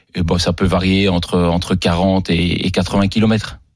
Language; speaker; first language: French; native; French